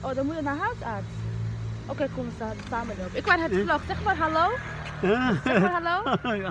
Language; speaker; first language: Dutch; non-native, learner; Somali